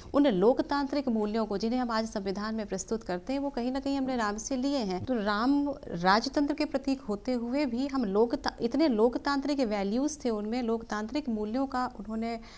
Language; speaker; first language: Hindi; native; Hindi